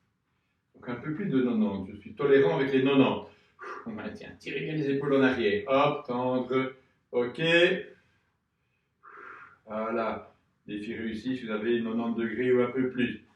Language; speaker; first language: French; native; French